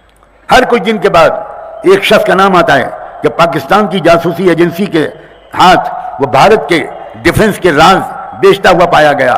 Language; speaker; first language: Urdu; native; Urdu